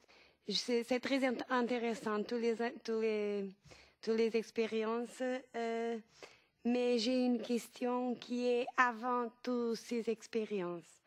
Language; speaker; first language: French; non-native, fluent; Portuguese